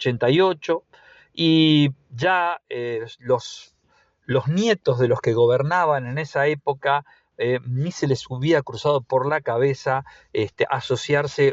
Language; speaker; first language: Spanish; native; Spanish